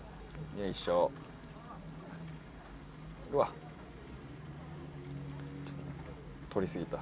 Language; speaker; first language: Japanese; native; Japanese